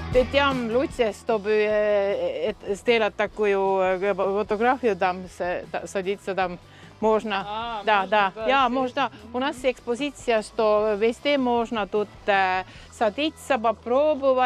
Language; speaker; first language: Russian; non-native, local second language; Estonian